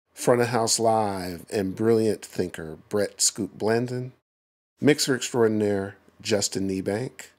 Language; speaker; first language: English; native; English